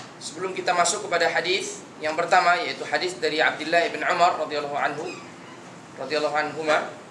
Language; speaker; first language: Indonesian; native; Indonesian